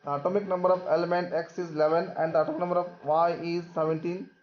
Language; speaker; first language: English; non-native, local second language; Kannada